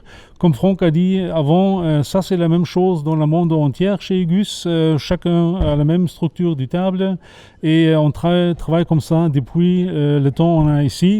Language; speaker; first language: French; non-native, fluent; German